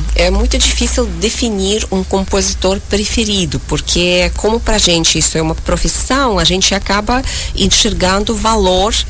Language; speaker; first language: Portuguese; non-native, fluent; Russian